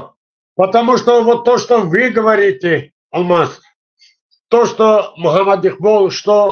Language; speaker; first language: Russian; non-native, local second language; Tajik